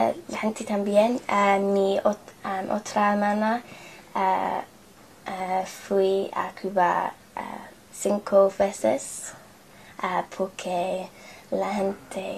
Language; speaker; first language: Spanish; non-native, learner; English